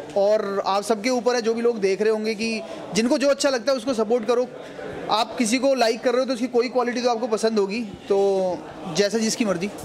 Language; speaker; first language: Hindi; native; Hindi